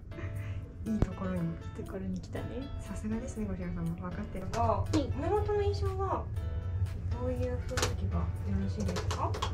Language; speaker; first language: Japanese; native; Japanese